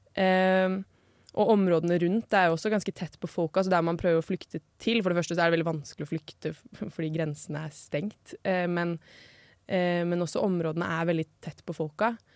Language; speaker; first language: Norwegian; native; Norwegian